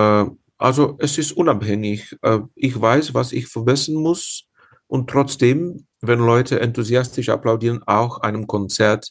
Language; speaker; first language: German; non-native, fluent; Czech